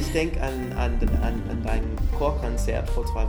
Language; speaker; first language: German; non-native, fluent; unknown